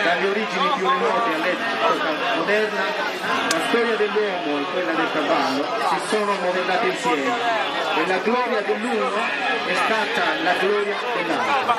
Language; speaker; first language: Italian; native; Italian